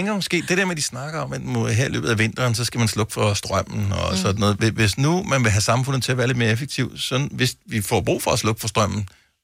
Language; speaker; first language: Danish; native; Danish